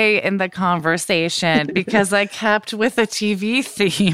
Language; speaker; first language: English; native; English